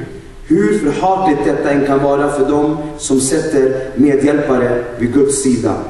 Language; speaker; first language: Swedish; non-native, fluent; Albanian